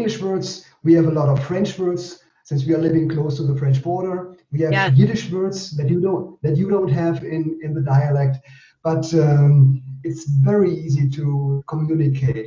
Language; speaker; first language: English; non-native, fluent; German